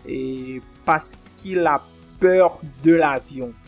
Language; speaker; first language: French; non-native, fluent; Portuguese